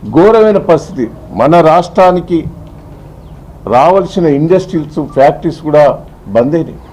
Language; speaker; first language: Telugu; native; Telugu